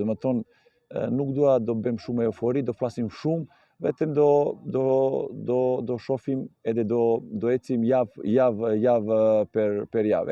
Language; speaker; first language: Albanian; non-native, learner; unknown